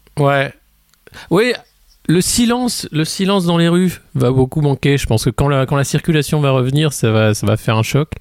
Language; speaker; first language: French; native; French